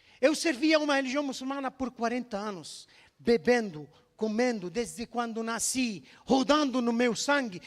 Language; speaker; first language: Portuguese; non-native, fluent; Arabic